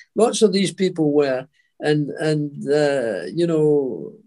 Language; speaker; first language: English; native; English